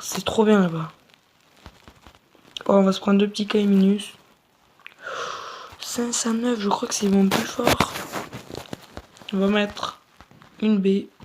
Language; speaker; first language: French; native; French